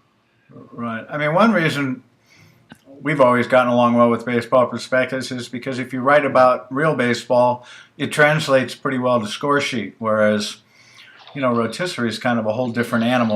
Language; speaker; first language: English; native; English